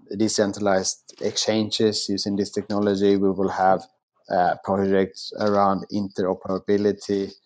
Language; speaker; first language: English; non-native, fluent; Swedish